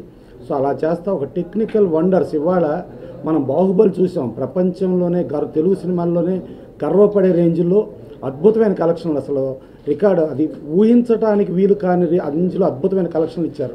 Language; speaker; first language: Telugu; native; Telugu